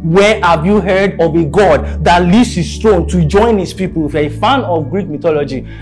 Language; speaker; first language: English; non-native, local second language; Yoruba